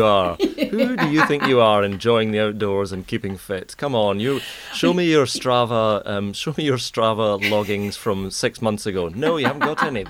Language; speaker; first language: English; native; English